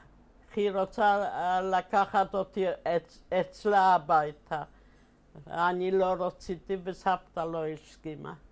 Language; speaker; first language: Hebrew; non-native, fluent; Polish